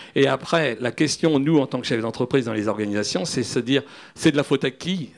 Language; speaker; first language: French; native; French